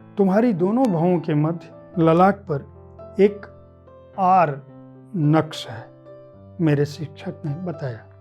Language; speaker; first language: Hindi; native; Hindi